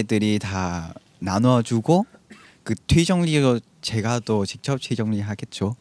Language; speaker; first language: Korean; non-native, learner; Vietnamese